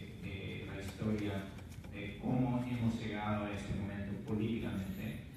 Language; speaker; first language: Spanish; non-native, fluent; English